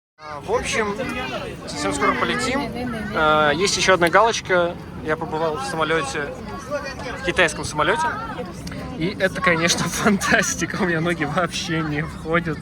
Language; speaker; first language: Russian; native; Russian